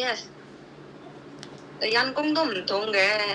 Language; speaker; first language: Cantonese; non-native, learner; Javanese